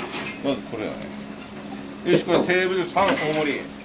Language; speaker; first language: Japanese; native; Japanese